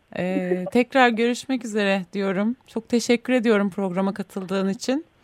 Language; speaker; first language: Turkish; native; Turkish